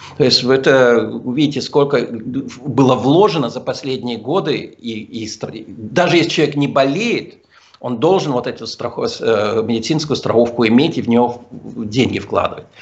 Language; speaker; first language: Russian; early bilingual, heritage; Russian